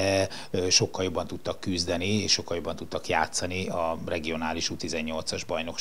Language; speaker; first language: Hungarian; native; Hungarian